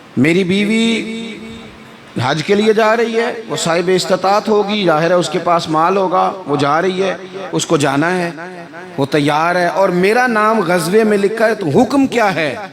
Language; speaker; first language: Urdu; non-native, local second language; Punjabi